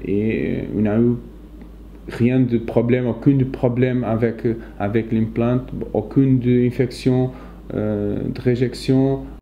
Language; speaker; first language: French; non-native, fluent; Portuguese